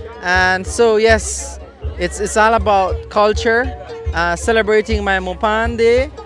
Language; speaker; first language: English; native; English